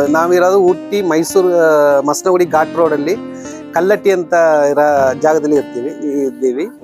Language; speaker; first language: Kannada; non-native, local second language; Malayalam